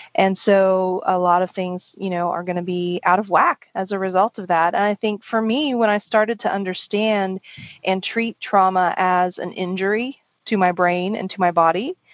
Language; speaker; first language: English; native; English